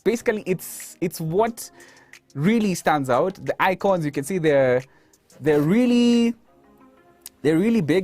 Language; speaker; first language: English; non-native, local second language; Swahili